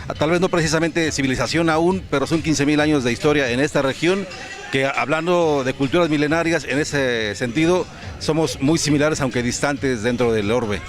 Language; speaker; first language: Spanish; native; Spanish